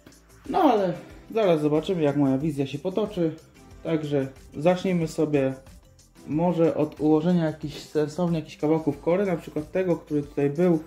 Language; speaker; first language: Polish; native; Polish